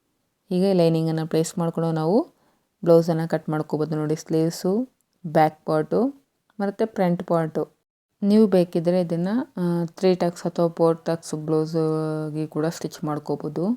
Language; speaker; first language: Kannada; native; Kannada